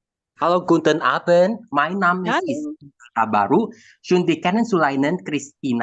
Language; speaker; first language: German; non-native, learner; Indonesian